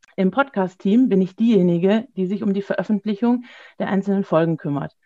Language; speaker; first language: German; native; German